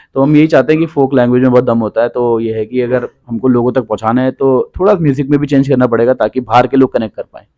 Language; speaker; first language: Hindi; native; Hindi